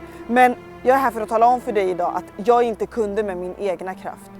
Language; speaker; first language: Swedish; early bilingual, other home language; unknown